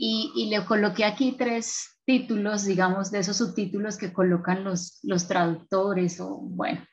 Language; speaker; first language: Spanish; native; Spanish